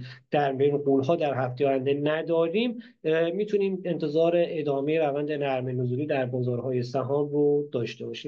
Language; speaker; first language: Persian; native; Persian